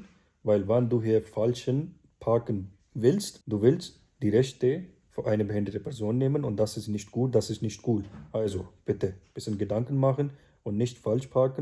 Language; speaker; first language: German; non-native, learner; Urdu